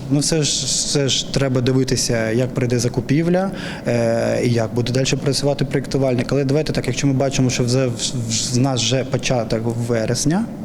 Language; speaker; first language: Ukrainian; native; Ukrainian